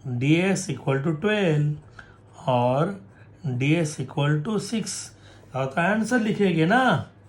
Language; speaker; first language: Hindi; non-native, local second language; Marathi